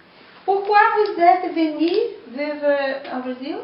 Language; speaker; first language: French; non-native, learner; Portuguese